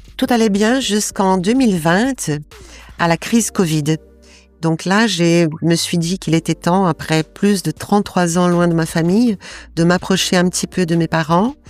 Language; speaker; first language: French; non-native, fluent; Portuguese